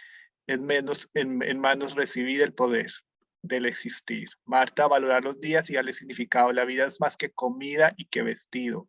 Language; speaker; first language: Spanish; native; Spanish